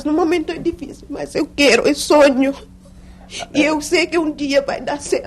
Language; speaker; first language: Portuguese; non-native, fluent; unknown